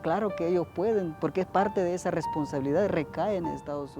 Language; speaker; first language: Spanish; native; Spanish